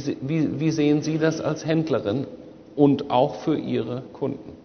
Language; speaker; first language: German; native; German